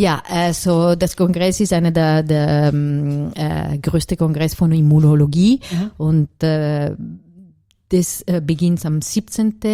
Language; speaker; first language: German; non-native, fluent; Italian